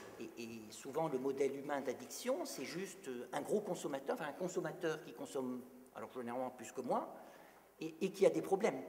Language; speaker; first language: French; native; French